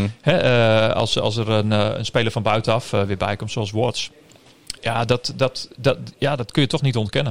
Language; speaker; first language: Dutch; native; Dutch